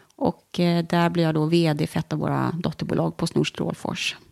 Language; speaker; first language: Swedish; native; Swedish